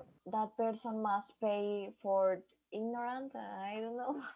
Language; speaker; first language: English; non-native, learner; Spanish